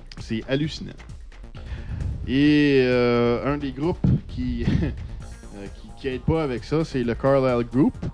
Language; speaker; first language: French; native; French